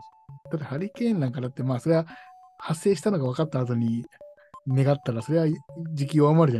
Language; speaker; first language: Japanese; native; Japanese